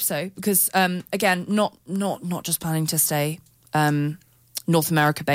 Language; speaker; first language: English; native; English